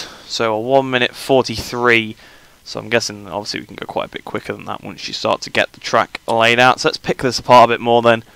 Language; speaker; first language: English; native; English